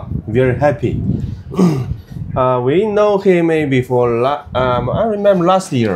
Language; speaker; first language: English; non-native, learner; Chinese